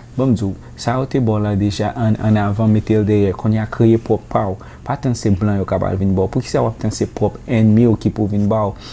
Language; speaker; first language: Haitian Creole; native; Haitian Creole